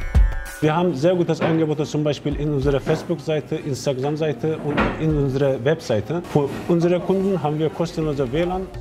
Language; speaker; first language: German; non-native, learner; Turkish